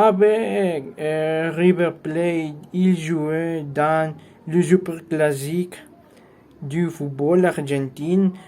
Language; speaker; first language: French; non-native, learner; Spanish